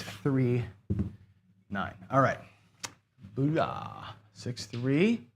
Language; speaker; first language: English; native; English